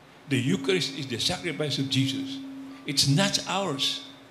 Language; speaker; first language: English; non-native, local second language; Filipino